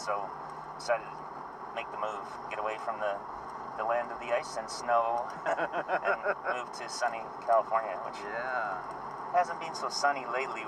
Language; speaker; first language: English; native; English